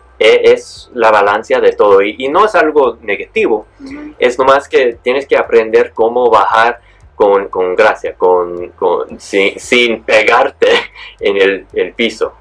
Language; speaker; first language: Spanish; early bilingual, heritage; Spanish